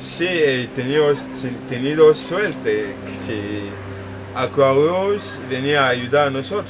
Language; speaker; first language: Spanish; non-native, learner; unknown